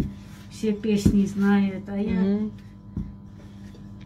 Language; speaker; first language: Russian; non-native, learner; Armenian